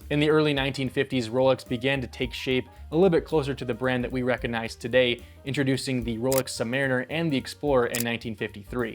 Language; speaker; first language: English; native; English